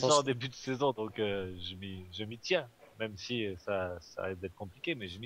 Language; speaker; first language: French; native; French